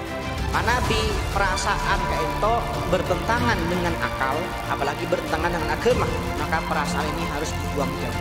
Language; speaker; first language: Indonesian; non-native, local second language; Madurese